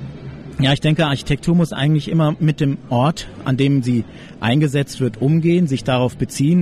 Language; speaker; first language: German; native; German